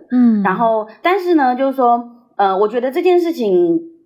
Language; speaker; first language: Chinese; early bilingual, heritage; Chinese